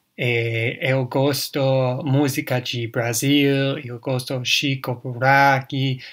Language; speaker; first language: Portuguese; non-native, learner; English